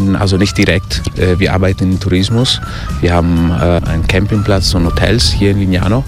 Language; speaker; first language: German; early bilingual, heritage; German